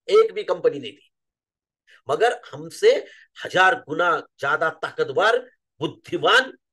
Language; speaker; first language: Hindi; non-native, local second language; Marathi